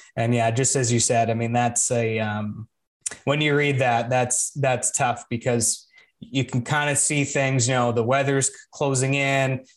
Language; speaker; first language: English; native; English